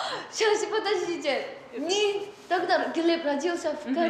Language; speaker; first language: Russian; non-native, learner; Korean